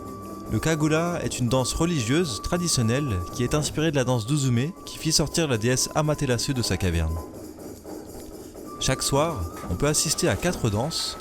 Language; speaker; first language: French; native; French